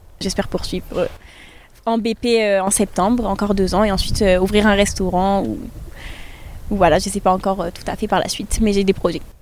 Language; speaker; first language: French; native; French